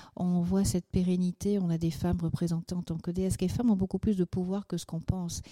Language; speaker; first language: French; native; French